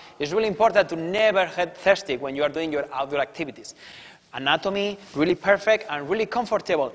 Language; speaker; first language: English; non-native, fluent; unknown